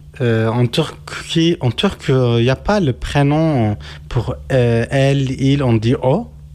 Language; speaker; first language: French; non-native, learner; Kurdish